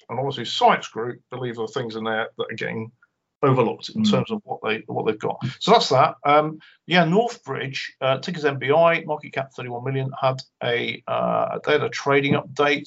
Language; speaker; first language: English; native; English